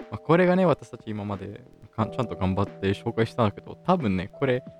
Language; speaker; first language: Japanese; non-native, fluent; Italian